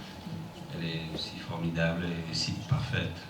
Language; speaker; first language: French; non-native, fluent; English